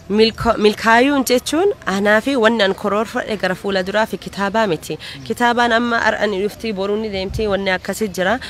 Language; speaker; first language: Oromo; early bilingual, heritage; Oromo